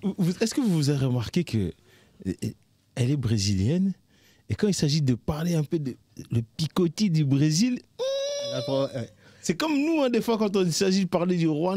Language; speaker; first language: French; native; French